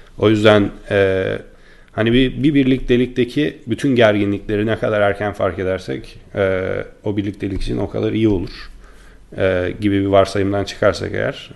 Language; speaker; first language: Turkish; native; Turkish